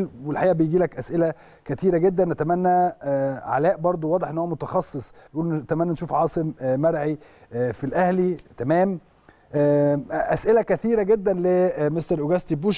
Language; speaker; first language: Arabic; native; Arabic